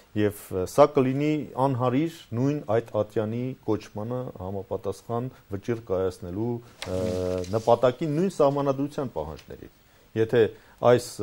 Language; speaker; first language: Armenian; native; Armenian